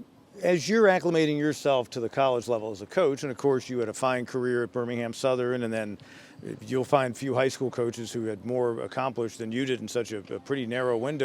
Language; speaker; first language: English; native; English